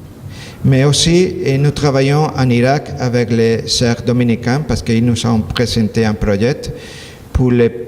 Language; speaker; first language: French; non-native, learner; Spanish